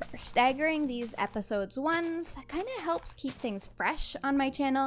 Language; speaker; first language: English; native; English